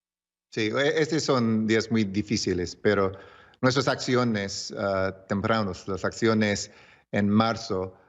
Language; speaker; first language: Spanish; early bilingual, heritage; English